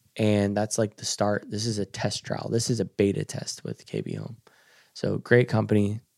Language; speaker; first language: English; native; English